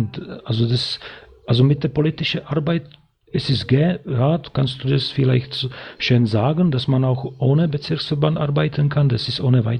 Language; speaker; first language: German; non-native, fluent; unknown